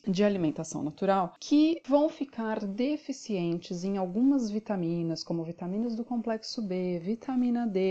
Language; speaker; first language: Portuguese; native; Portuguese